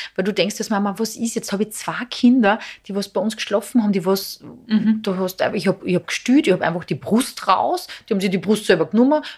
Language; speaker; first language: German; non-native, fluent; Serbian